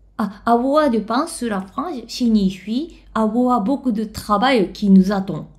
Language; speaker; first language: French; non-native, learner; Japanese